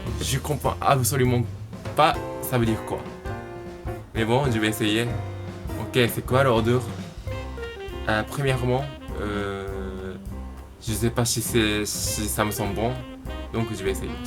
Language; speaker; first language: French; non-native, learner; Japanese